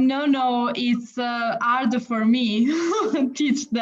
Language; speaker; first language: English; non-native, learner; Italian